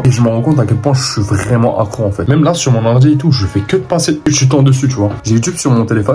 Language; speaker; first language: French; native; French